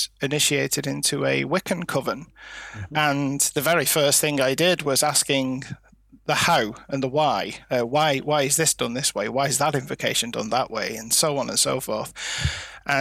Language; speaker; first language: English; native; English